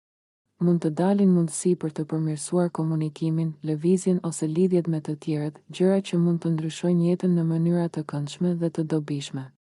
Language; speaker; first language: Albanian; native; Albanian